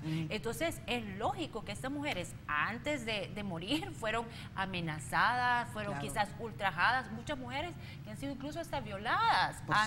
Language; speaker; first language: Spanish; native; Spanish